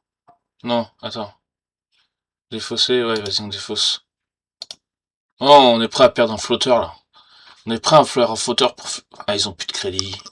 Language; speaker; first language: French; native; French